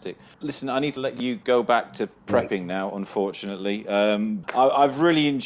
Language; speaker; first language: English; native; English